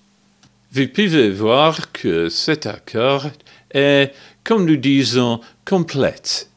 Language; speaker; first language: French; non-native, learner; English